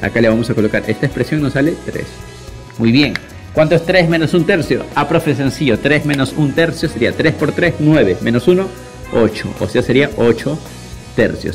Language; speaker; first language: Spanish; native; Spanish